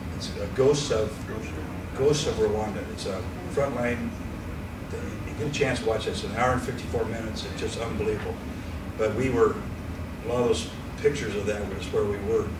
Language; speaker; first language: English; native; English